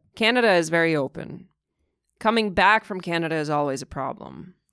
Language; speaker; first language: English; early bilingual, other home language; Russian